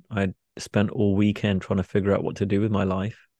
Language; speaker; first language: English; native; English